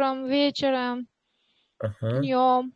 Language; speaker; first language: Russian; non-native, learner; Uzbek